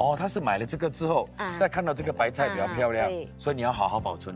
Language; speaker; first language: Chinese; native; Chinese